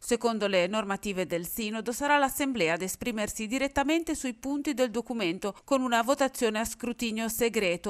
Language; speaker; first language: Italian; native; Italian